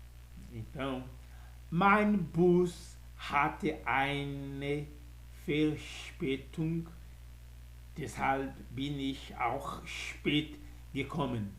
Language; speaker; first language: German; non-native, fluent; Portuguese